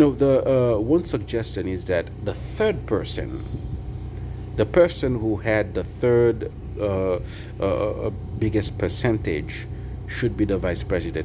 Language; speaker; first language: English; non-native, local second language; Haitian Creole